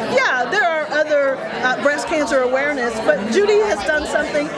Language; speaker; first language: English; native; English